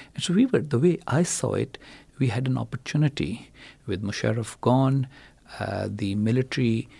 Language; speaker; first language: English; non-native, local second language; Urdu